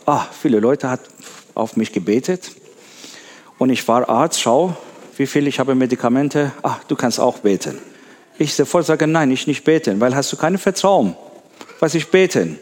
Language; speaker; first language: German; non-native, learner; Persian